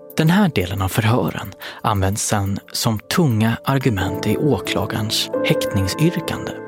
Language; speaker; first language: Swedish; native; Swedish